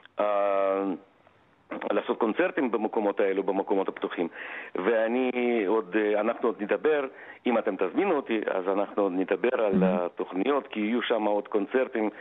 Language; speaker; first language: Hebrew; non-native, fluent; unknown